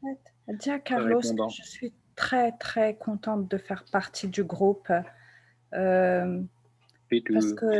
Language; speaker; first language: French; non-native, local second language; Kabyle